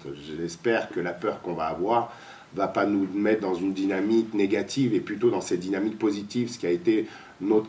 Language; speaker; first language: French; native; French